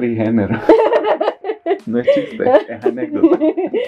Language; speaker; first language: Spanish; native; Spanish